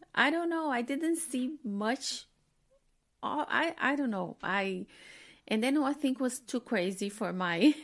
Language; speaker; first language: English; non-native, fluent; Portuguese